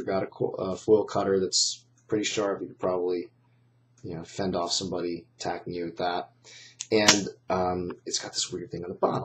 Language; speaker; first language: English; native; English